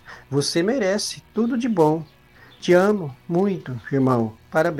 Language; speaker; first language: Portuguese; native; Portuguese